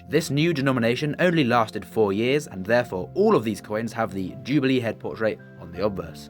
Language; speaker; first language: English; native; English